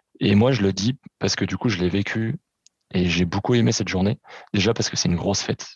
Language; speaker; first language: French; early bilingual, other home language; Portuguese